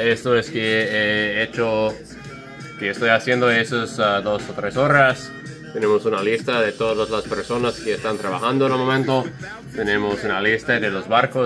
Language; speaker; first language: Spanish; non-native, learner; English